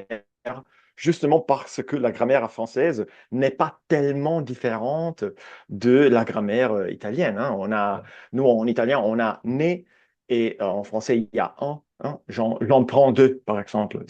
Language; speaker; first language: French; non-native, fluent; Italian